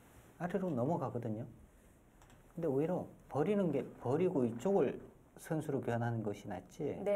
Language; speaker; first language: Korean; native; Korean